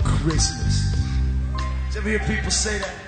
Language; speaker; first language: English; native; English